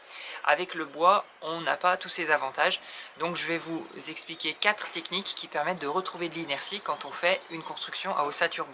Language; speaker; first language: French; native; French